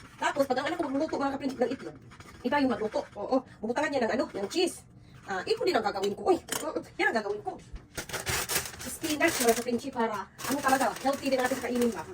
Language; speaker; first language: Filipino; non-native, local second language; Cebuano